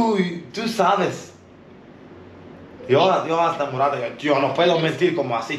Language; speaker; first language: Spanish; non-native, learner; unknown